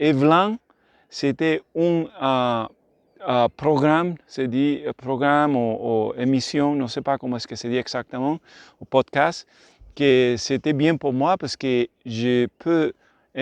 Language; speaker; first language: French; non-native, learner; Spanish